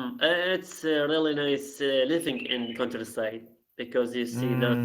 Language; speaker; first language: English; non-native, learner; Arabic